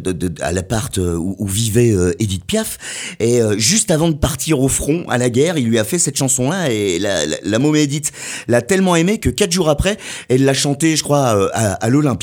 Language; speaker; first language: French; native; French